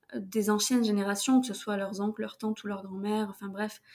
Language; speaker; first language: French; native; French